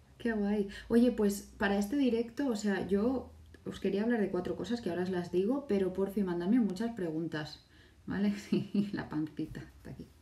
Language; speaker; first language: Spanish; native; Spanish